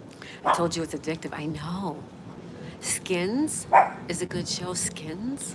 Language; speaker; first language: English; native; English